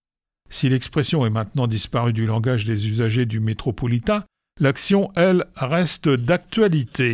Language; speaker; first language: French; native; French